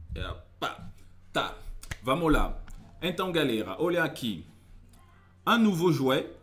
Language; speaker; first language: Portuguese; non-native, fluent; French